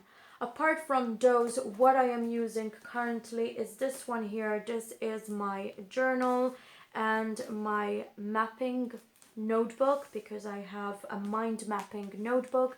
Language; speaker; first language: English; non-native, fluent; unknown